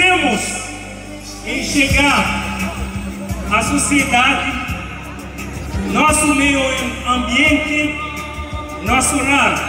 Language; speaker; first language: Portuguese; non-native, fluent; Haitian Creole